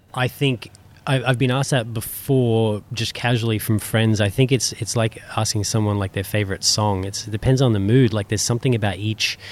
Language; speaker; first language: English; native; English